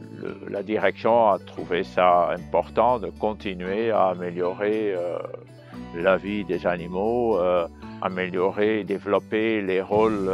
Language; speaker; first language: French; non-native, fluent; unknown